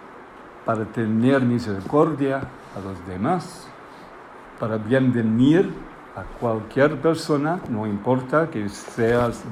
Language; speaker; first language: Spanish; non-native, fluent; English